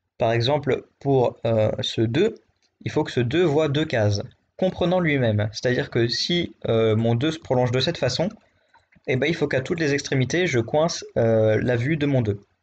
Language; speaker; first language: French; native; French